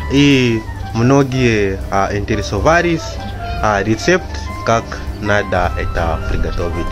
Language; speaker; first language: Russian; non-native, learner; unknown